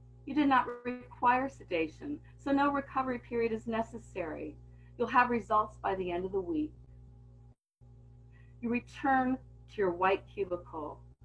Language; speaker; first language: English; native; English